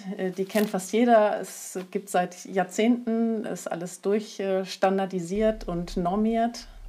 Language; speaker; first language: German; native; German